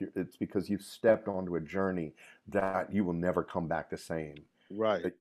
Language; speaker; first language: English; native; English